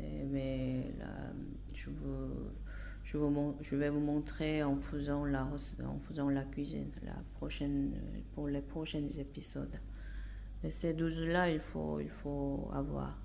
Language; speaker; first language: French; non-native, fluent; Korean